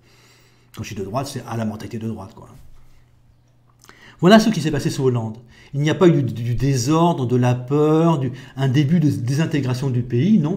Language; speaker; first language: French; native; French